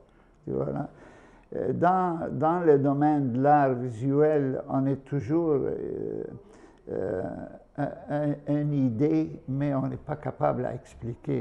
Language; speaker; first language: French; non-native, fluent; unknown